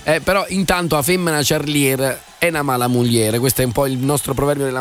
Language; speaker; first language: Italian; native; Italian